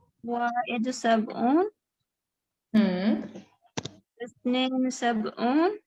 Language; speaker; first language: Arabic; non-native, learner; Urdu